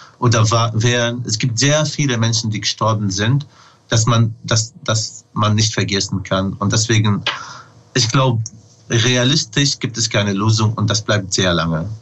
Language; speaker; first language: German; non-native, fluent; Arabic